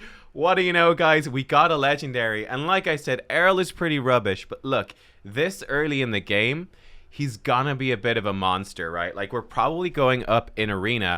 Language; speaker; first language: English; native; English